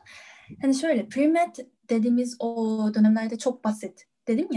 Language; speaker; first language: Turkish; non-native, fluent; Korean